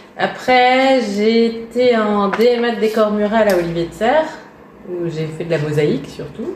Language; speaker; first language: French; early bilingual, other home language; Hungarian